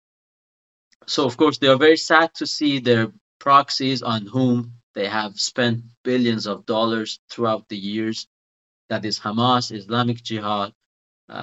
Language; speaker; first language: English; non-native, fluent; Persian